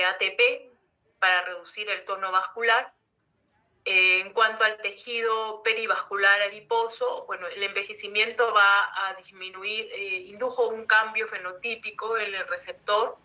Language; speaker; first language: Spanish; native; Spanish